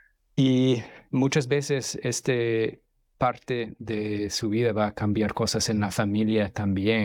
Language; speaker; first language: Spanish; non-native, fluent; English